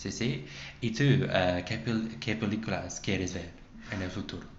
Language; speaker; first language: Spanish; non-native, learner; English